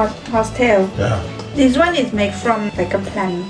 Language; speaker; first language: English; non-native, learner; Thai